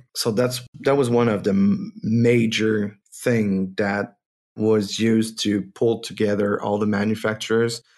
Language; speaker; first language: English; non-native, fluent; French